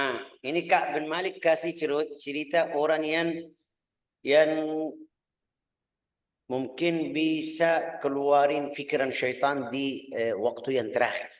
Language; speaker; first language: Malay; non-native, fluent; Arabic